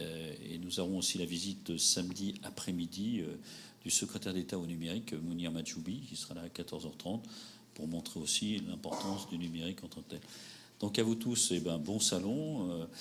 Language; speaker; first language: French; native; French